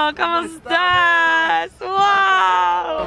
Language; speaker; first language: Spanish; non-native, learner; English